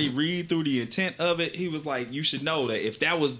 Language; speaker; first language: English; native; English